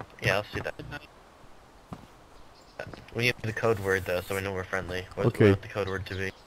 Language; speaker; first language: English; native; English